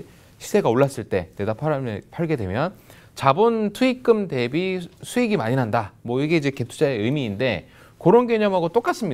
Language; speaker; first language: Korean; native; Korean